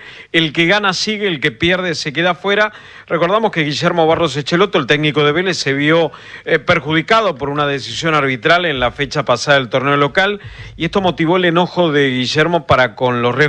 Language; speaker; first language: Spanish; native; Spanish